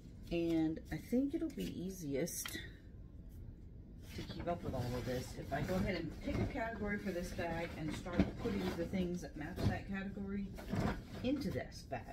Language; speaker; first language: English; native; English